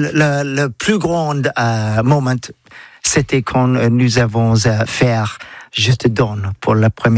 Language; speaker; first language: French; non-native, learner; English